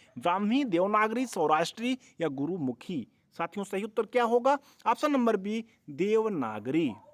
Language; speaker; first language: Hindi; native; Hindi